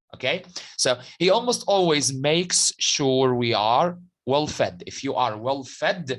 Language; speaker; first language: English; non-native, fluent; Arabic